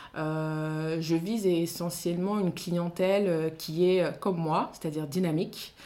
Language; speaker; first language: French; non-native, local second language; Soninke